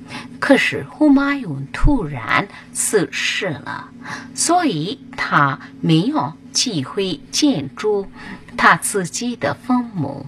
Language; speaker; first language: Chinese; non-native, learner; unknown